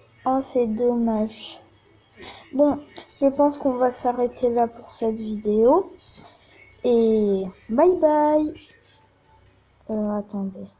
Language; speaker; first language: French; native; French